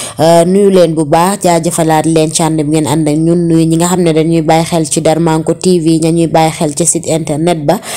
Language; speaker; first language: Wolof; native; Wolof